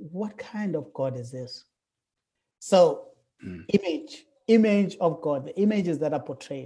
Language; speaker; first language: English; non-native, local second language; Xhosa